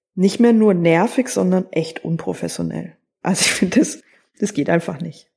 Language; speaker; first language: German; native; German